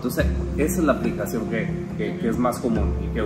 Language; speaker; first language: Spanish; native; Spanish